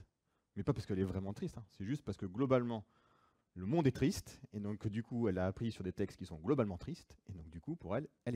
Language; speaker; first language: French; native; French